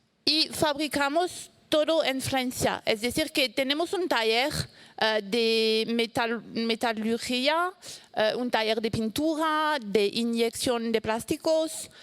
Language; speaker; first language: Spanish; non-native, fluent; French